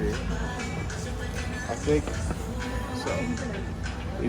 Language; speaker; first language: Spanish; non-native, learner; English